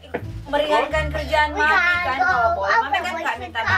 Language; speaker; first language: Indonesian; native; Indonesian